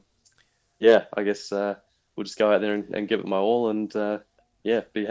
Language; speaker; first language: English; native; English